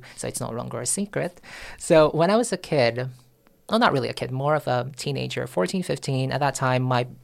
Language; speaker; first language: English; non-native, local second language; Filipino